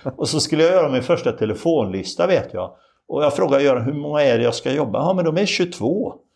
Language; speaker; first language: Swedish; native; Swedish